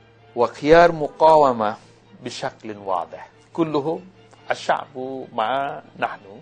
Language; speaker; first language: Arabic; non-native, learner; Malay